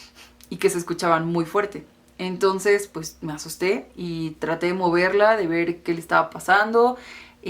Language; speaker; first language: Spanish; native; Spanish